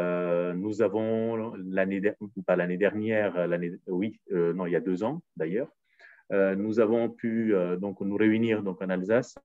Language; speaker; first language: French; native; French